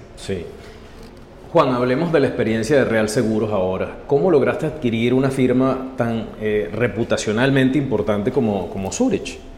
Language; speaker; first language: Spanish; native; Spanish